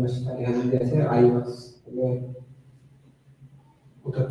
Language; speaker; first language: Japanese; non-native, learner; Bangla